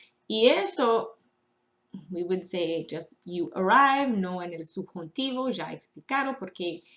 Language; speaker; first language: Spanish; non-native, fluent; English